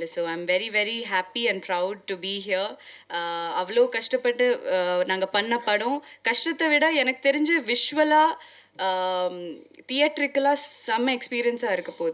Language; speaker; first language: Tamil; non-native, local second language; Malayalam